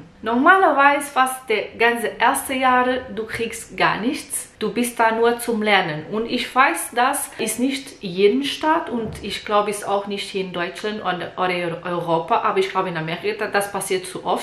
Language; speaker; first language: German; non-native, learner; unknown